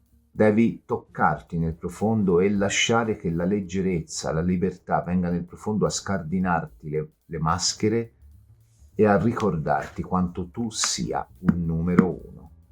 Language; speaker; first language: Italian; native; Italian